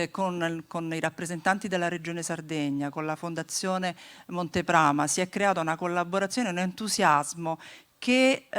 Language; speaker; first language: Italian; native; Italian